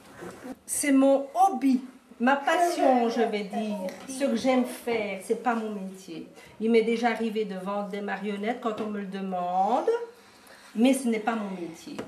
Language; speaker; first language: French; native; French